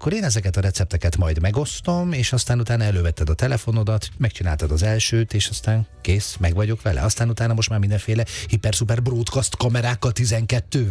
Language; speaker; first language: Hungarian; native; Hungarian